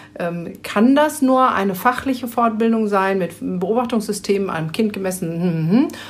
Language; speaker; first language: German; native; German